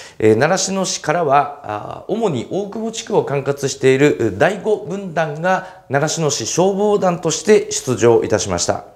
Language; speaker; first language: Japanese; native; Japanese